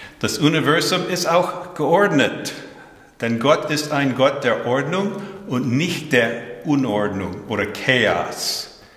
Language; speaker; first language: German; early bilingual, heritage; German